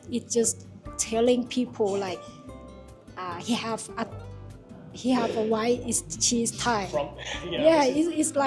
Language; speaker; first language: English; non-native, learner; Thai